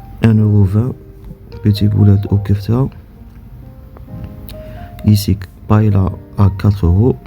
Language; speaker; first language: French; non-native, local second language; Arabic